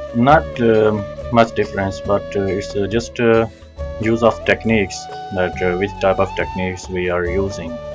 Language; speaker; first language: English; non-native, local second language; Punjabi